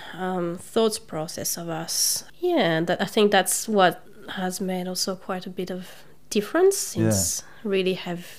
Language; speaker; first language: English; non-native, fluent; French